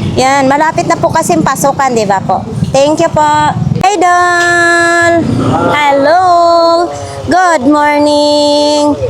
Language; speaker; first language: Filipino; non-native, local second language; Masbatenyo